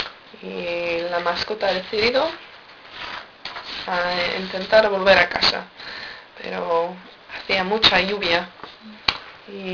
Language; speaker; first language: Spanish; non-native, learner; English